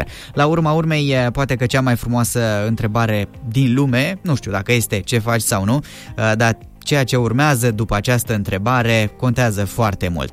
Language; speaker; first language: Romanian; native; Romanian